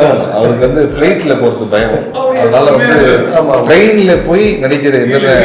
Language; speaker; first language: Tamil; native; Tamil